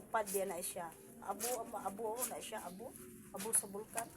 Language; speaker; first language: Filipino; non-native, local second language; Cebuano